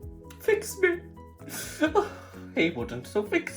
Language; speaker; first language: English; native; English